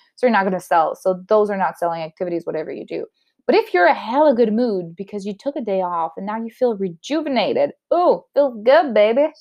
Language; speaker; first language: English; non-native, local second language; French